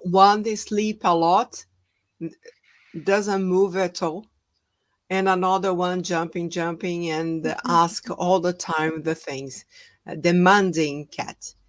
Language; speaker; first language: English; non-native, fluent; Portuguese